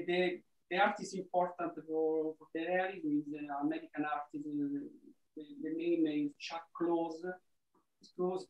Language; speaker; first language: English; non-native, learner; Italian